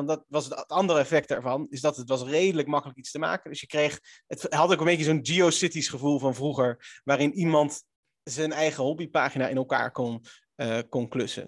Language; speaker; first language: Dutch; native; Dutch